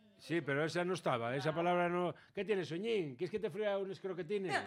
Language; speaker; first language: Spanish; native; Spanish